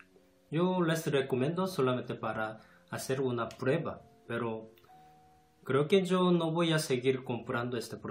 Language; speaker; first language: Spanish; non-native, fluent; Korean